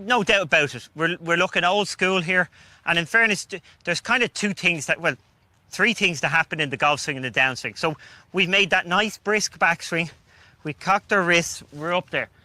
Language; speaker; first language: English; native; English